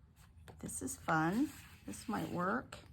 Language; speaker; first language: English; native; English